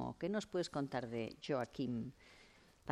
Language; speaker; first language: Spanish; native; Spanish